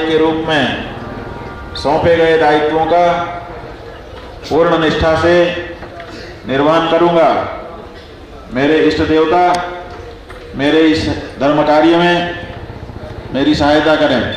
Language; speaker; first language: Hindi; native; Hindi